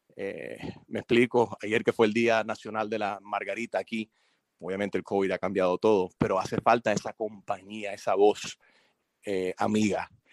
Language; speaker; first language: Spanish; early bilingual, heritage; Spanish